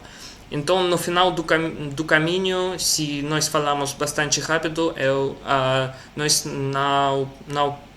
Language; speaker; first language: Portuguese; non-native, learner; Russian